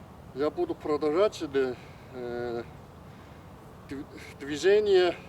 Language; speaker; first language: Russian; non-native, learner; Chinese